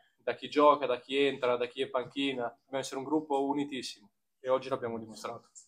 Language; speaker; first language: Italian; native; Italian